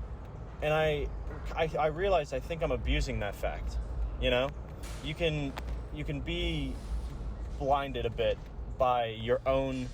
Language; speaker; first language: English; native; English